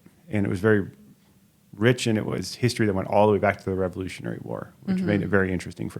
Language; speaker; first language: English; native; English